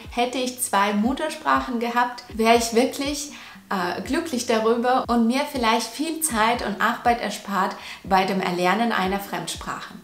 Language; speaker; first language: German; non-native, fluent; Russian